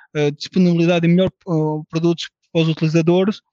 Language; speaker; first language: Portuguese; early bilingual, heritage; French